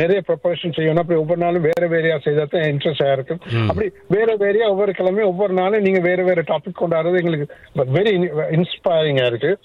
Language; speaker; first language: Tamil; native; Tamil